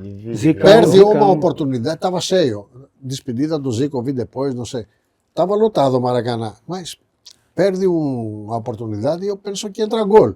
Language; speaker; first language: Portuguese; non-native, fluent; Greek